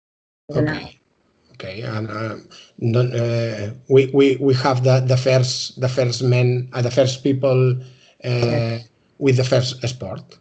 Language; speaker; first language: English; non-native, learner; Spanish